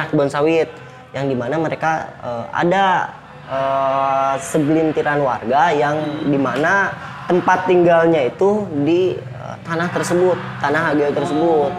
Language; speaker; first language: Indonesian; native; Indonesian